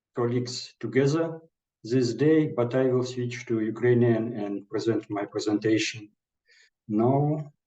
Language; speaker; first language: English; non-native, learner; Ukrainian